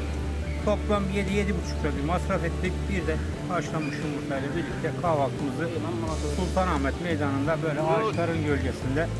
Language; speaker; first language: Turkish; native; Turkish